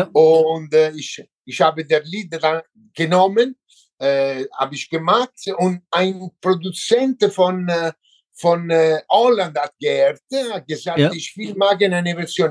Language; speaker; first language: German; non-native, learner; Italian